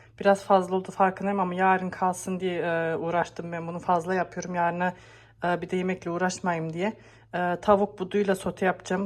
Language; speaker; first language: Turkish; early bilingual, heritage; Turkish